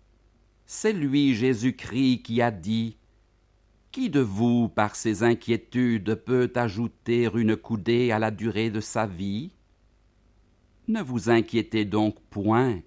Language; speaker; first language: French; native; French